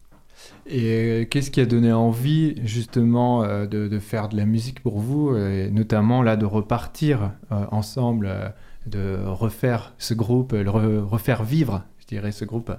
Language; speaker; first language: French; native; French